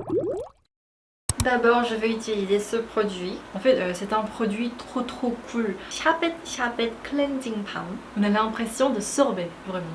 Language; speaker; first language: French; non-native, fluent; Korean